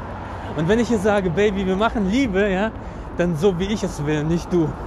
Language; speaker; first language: German; non-native, fluent; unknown